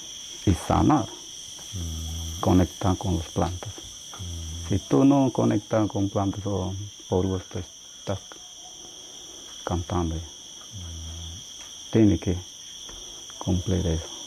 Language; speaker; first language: Spanish; non-native, local second language; Shipibo-Conibo